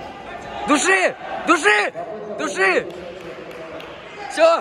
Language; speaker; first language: Russian; native; Russian